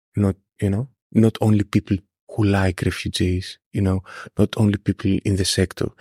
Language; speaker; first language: English; non-native, fluent; Greek